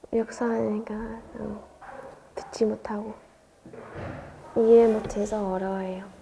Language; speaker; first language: Korean; non-native, learner; Vietnamese